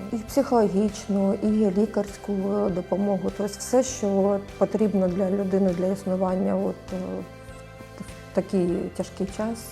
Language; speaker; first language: Ukrainian; non-native, local second language; Russian